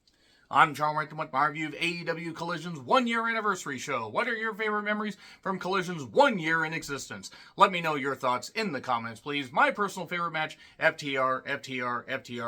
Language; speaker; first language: English; native; English